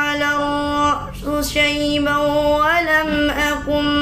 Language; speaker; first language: Arabic; non-native, learner; Indonesian